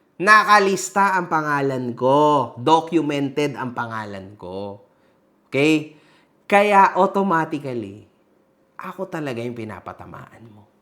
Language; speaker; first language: Filipino; early bilingual, heritage; Filipino